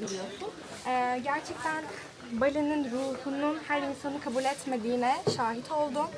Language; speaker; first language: Turkish; native; Turkish